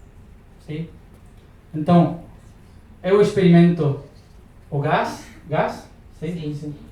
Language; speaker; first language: Portuguese; non-native, learner; Spanish